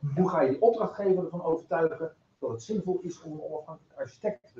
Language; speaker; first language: Dutch; native; Dutch